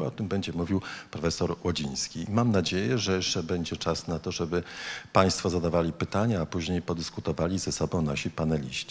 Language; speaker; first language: Polish; native; Polish